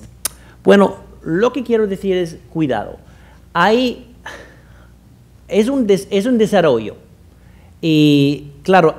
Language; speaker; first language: Spanish; non-native, fluent; German